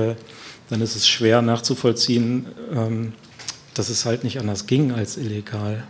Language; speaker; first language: German; native; German